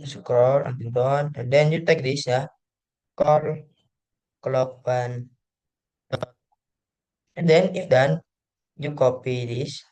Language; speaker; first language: English; non-native, learner; Indonesian